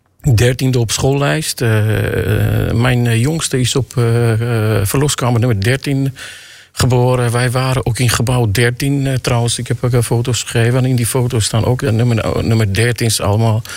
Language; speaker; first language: Dutch; non-native, fluent; Armenian